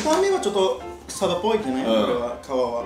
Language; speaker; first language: Japanese; non-native, learner; Indonesian